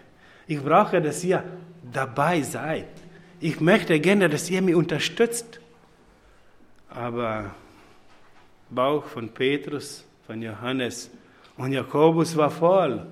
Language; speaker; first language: German; non-native, fluent; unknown